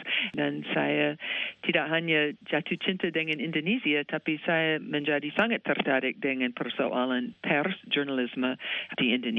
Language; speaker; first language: Indonesian; non-native, fluent; English